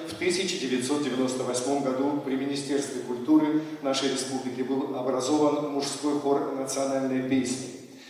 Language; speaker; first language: Russian; native; Russian